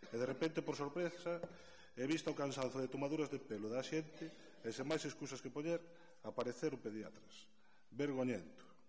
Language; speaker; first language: Galician; native; Galician